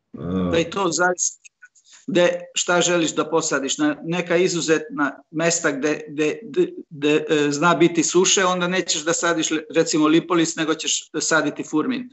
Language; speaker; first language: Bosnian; non-native, local second language; Hungarian